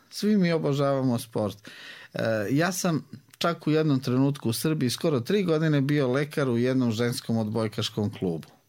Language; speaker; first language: Serbian; native; Serbian